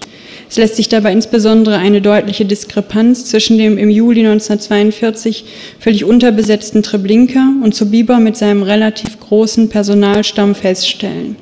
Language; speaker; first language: German; native; German